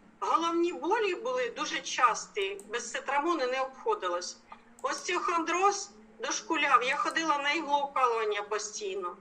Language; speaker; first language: Ukrainian; native; Ukrainian